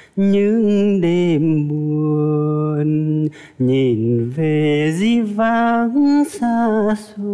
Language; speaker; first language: Vietnamese; non-native, local second language; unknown